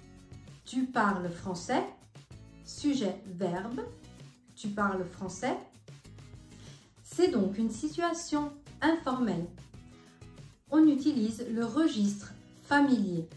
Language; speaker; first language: French; non-native, fluent; Italian